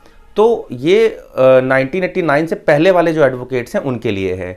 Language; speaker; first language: Hindi; native; Hindi